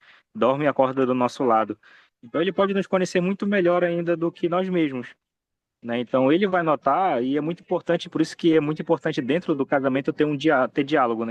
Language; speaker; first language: Portuguese; native; Portuguese